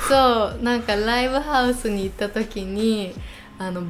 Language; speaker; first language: Japanese; non-native, fluent; English